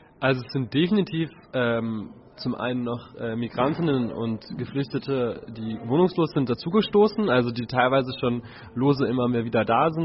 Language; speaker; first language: German; native; German